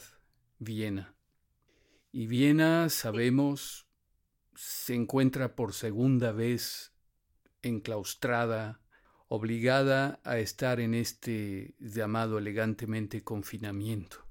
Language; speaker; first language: Spanish; native; Spanish